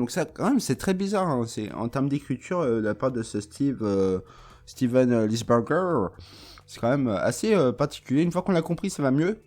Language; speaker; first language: French; native; French